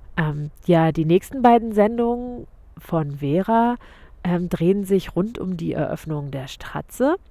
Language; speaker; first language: German; native; German